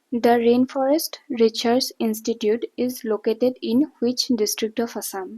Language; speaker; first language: English; non-native, local second language; Assamese